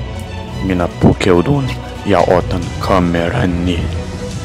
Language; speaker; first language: Finnish; non-native, learner; Portuguese